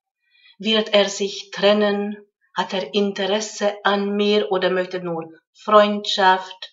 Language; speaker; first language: German; non-native, fluent; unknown